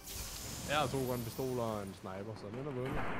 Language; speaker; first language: Danish; native; Danish